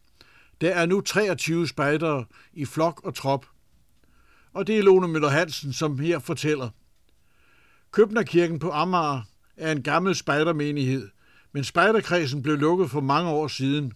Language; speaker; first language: Danish; native; Danish